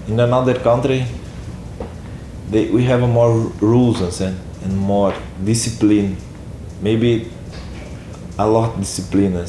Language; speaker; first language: English; non-native, learner; Portuguese